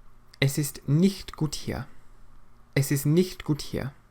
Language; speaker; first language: German; non-native, fluent; English